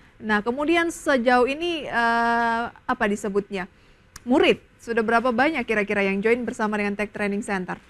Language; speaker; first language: Indonesian; native; Indonesian